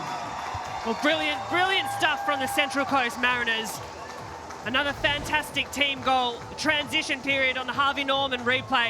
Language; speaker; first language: English; native; English